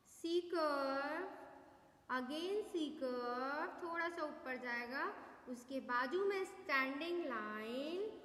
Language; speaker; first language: Hindi; native; Hindi